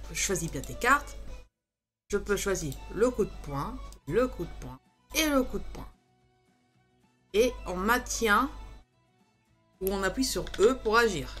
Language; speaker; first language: French; native; French